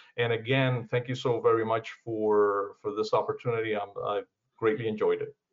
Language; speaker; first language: English; early bilingual, other home language; Spanish